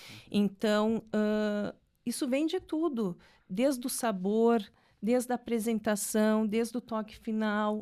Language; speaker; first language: Portuguese; native; Portuguese